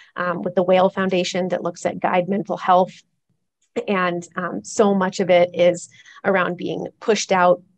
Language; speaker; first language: English; native; English